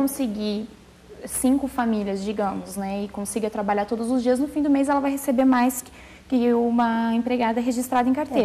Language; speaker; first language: Portuguese; native; Portuguese